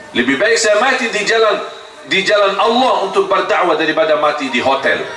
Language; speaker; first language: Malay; non-native, fluent; Arabic